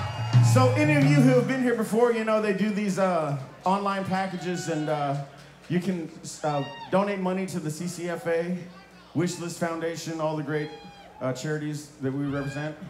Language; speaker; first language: English; native; English